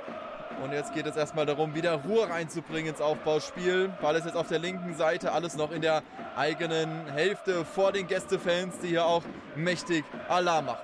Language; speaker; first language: German; native; German